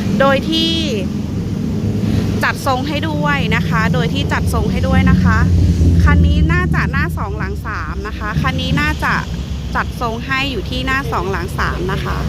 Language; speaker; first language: Thai; native; Thai